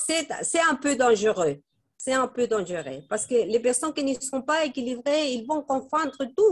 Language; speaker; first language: French; non-native, fluent; Spanish